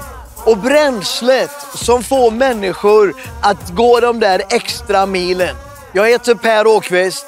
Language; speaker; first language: Swedish; native; Swedish